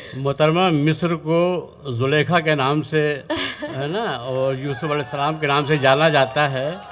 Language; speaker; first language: Urdu; native; Urdu